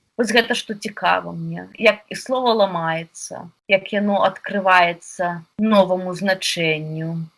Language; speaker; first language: Belarusian; non-native, local second language; Russian